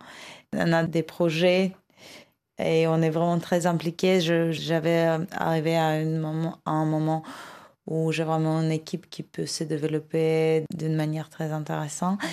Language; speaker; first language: French; non-native, fluent; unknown